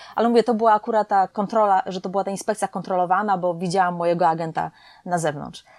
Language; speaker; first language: Polish; native; Polish